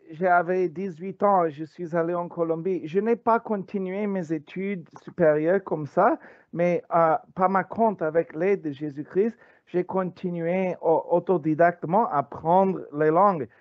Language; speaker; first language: French; non-native, learner; English